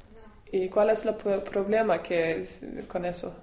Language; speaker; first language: Spanish; non-native, learner; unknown